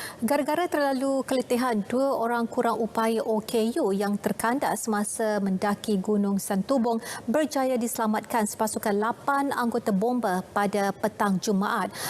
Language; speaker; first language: Malay; native; Malay